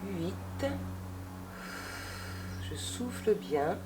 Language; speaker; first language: French; native; French